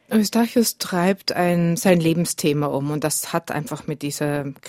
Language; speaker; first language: German; native; German